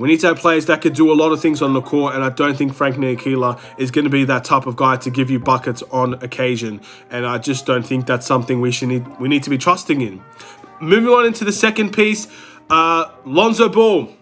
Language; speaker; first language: English; native; English